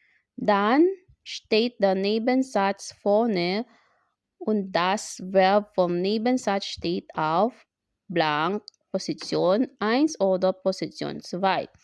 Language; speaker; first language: German; non-native, learner; Filipino